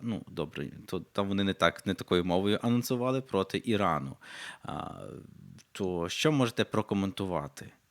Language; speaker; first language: Ukrainian; native; Ukrainian